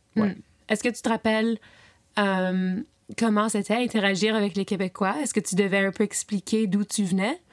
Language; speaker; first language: French; native; French